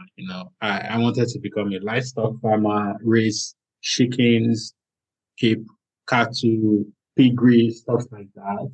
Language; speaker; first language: English; non-native, local second language; Yoruba